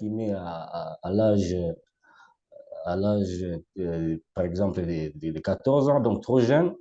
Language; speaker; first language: French; non-native, local second language; Lingala